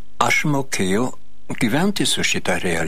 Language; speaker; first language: Lithuanian; non-native, fluent; German